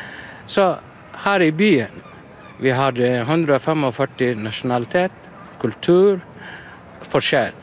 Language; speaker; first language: Norwegian; non-native, learner; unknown